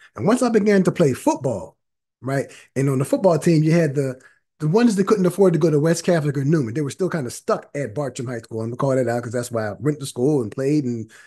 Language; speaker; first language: English; native; English